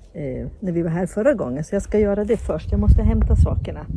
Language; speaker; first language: Swedish; native; Swedish